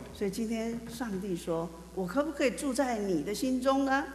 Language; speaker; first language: Chinese; native; Chinese